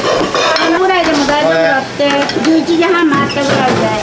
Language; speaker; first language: Japanese; native; Japanese